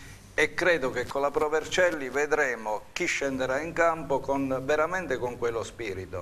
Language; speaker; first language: Italian; native; Italian